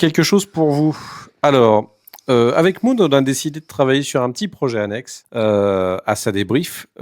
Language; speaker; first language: French; native; French